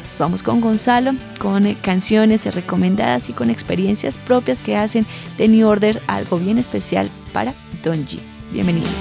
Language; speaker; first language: Spanish; native; Spanish